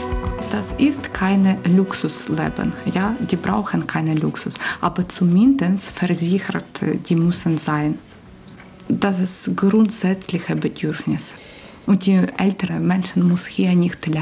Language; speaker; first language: German; non-native, learner; Ukrainian